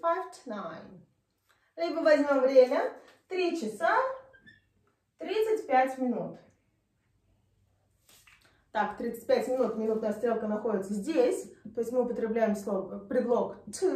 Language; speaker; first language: Russian; native; Russian